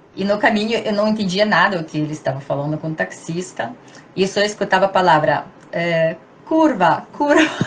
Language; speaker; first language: Portuguese; non-native, fluent; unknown